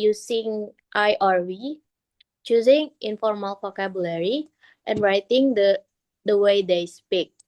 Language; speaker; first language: English; non-native, learner; Indonesian